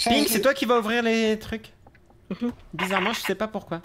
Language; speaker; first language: French; native; French